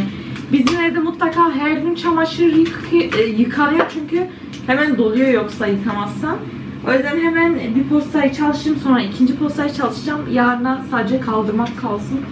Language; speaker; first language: Turkish; early bilingual, heritage; Turkish